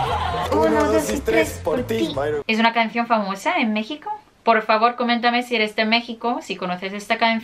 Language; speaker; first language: Spanish; non-native, fluent; Korean